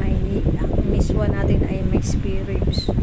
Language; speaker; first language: Filipino; native; Filipino